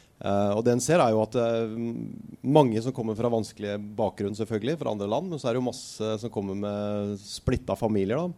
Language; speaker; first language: Norwegian; native; Norwegian